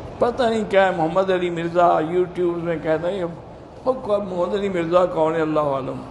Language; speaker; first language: Urdu; early bilingual, heritage; Urdu